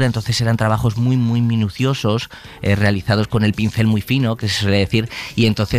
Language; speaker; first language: Spanish; native; Spanish